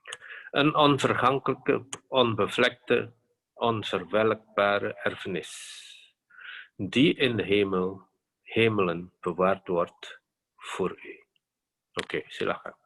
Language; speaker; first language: Dutch; non-native, fluent; Indonesian